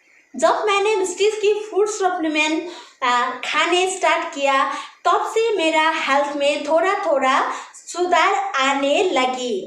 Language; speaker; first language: Hindi; non-native, local second language; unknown